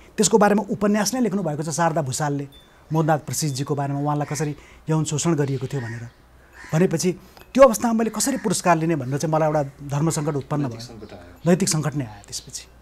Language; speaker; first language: Nepali; native; Nepali